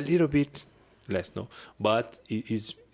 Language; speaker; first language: English; non-native, learner; Portuguese